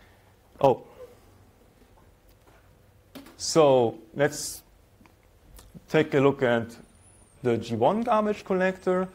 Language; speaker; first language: English; non-native, fluent; German